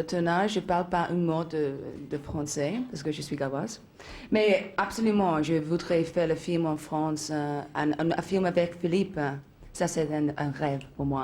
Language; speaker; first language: French; non-native, learner; English